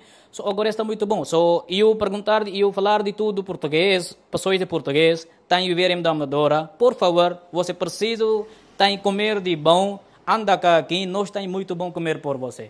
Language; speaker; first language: Portuguese; non-native, learner; Punjabi